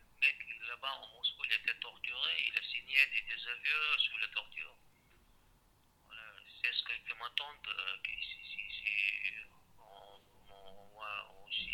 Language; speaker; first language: French; non-native, learner; Chechen